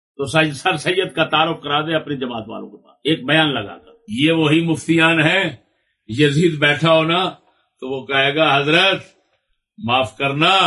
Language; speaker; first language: Urdu; non-native, local second language; Punjabi